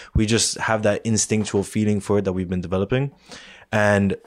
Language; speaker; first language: English; native; English